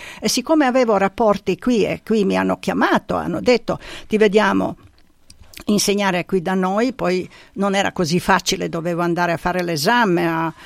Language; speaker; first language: Italian; non-native, fluent; Serbian